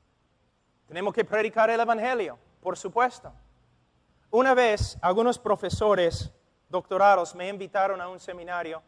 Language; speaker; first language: Spanish; non-native, fluent; English